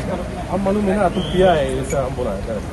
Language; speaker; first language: Hindi; non-native, local second language; Khasi